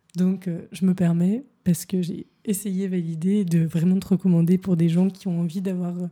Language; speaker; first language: French; native; French